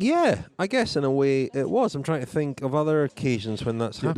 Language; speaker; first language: English; native; English